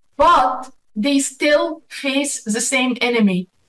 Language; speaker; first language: English; non-native, fluent; Arabic